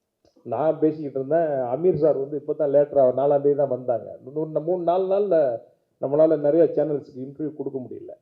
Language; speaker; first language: Tamil; native; Tamil